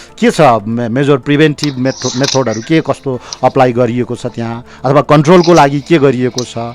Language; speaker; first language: Nepali; native; Nepali